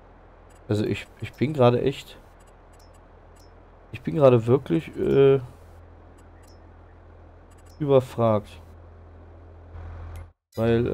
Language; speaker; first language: German; native; German